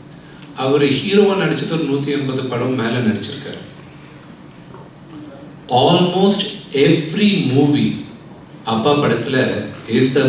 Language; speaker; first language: Tamil; non-native, local second language; Telugu